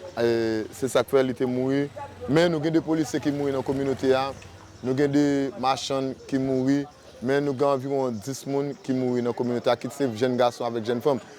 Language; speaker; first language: Haitian Creole; native; Haitian Creole